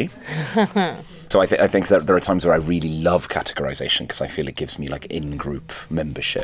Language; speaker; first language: English; non-native, local second language; Welsh